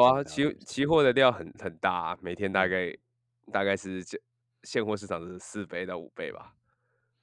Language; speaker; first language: Chinese; native; Chinese